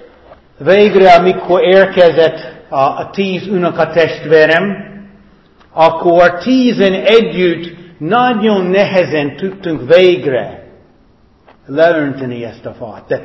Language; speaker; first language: Hungarian; non-native, fluent; English